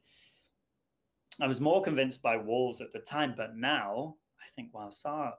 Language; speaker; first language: English; native; English